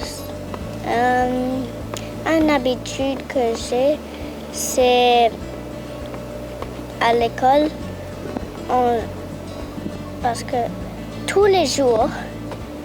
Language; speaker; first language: French; native; French